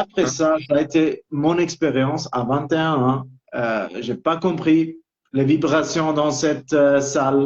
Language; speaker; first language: French; non-native, local second language; Italian